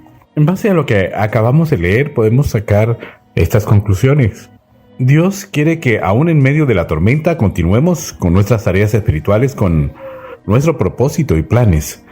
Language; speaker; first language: Spanish; native; Spanish